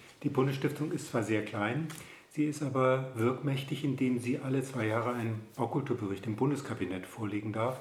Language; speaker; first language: German; native; German